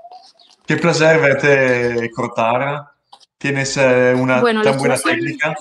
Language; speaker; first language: Spanish; non-native, learner; Italian